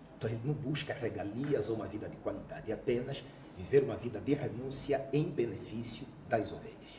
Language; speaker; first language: Portuguese; native; Portuguese